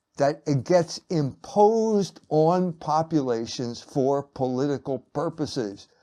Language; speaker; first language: English; native; English